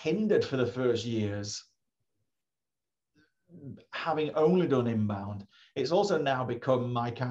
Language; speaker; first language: English; native; English